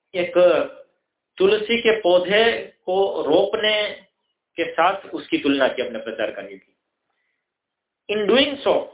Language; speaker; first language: Hindi; non-native, local second language; Gujarati